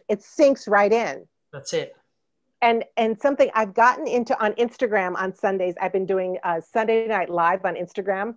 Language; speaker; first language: English; native; English